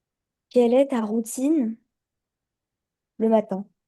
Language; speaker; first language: French; non-native, learner; Chinese